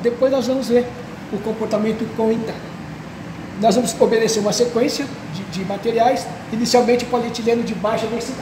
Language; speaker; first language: Portuguese; native; Portuguese